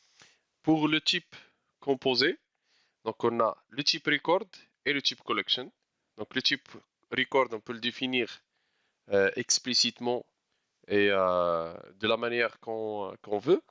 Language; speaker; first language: French; non-native, local second language; Arabic